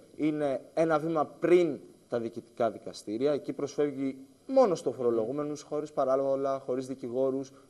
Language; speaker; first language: Greek; native; Greek